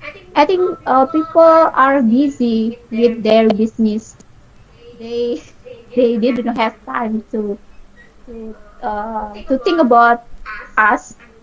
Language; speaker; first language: English; non-native, learner; Indonesian